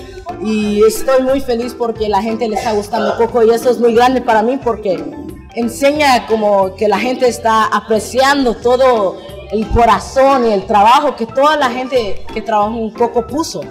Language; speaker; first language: Spanish; early bilingual, heritage; Spanish